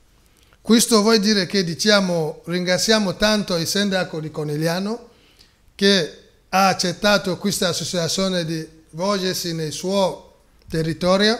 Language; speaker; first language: Italian; non-native, fluent; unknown